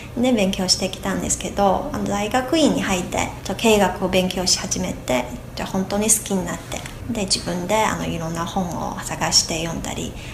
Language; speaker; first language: Japanese; non-native, fluent; Chinese